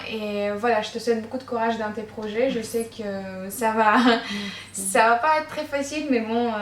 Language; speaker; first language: French; non-native, fluent; Russian